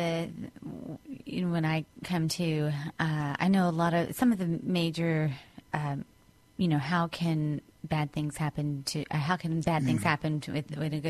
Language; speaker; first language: English; native; English